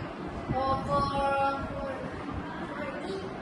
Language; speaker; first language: English; non-native, learner; Malay